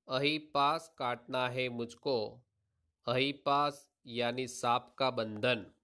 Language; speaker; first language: Hindi; non-native, local second language; Gujarati